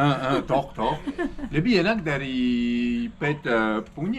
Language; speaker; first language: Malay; non-native, fluent; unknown